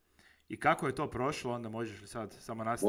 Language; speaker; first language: Croatian; native; Croatian